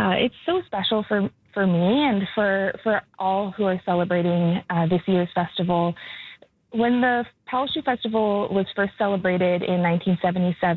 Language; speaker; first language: English; native; English